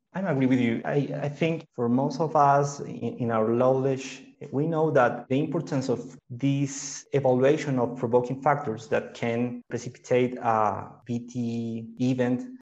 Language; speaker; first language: English; non-native, fluent; Spanish